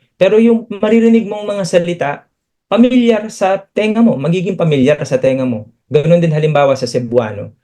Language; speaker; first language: Filipino; native; Filipino